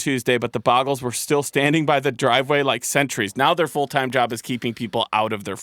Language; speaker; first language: English; native; English